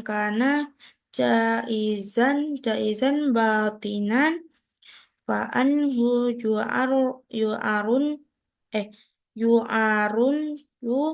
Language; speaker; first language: Arabic; non-native, learner; Indonesian